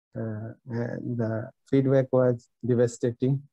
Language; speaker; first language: English; non-native, local second language; Bhojpuri